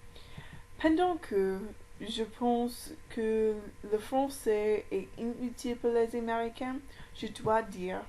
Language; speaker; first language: French; non-native, learner; English